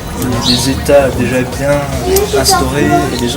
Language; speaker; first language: French; native; French